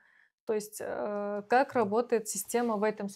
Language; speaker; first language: Russian; non-native, local second language; Kyrgyz